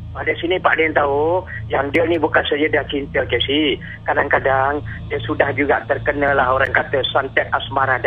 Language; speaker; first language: Malay; native; Malay